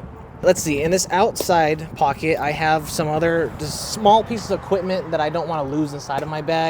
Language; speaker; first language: English; native; English